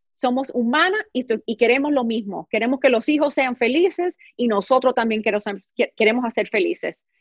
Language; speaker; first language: Spanish; early bilingual, heritage; Spanish